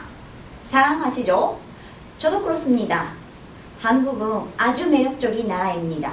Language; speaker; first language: Korean; non-native, fluent; Japanese